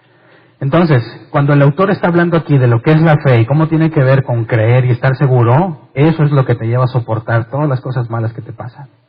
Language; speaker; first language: Spanish; native; Spanish